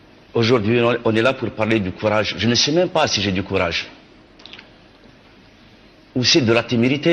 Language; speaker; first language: French; non-native, local second language; Kabyle